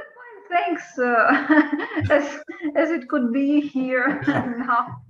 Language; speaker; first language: English; non-native, fluent; Ukrainian